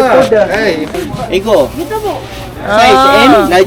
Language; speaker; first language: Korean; non-native, learner; Filipino